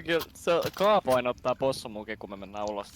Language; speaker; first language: Finnish; native; Finnish